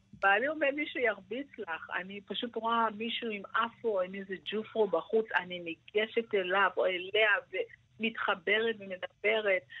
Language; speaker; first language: Hebrew; non-native, fluent; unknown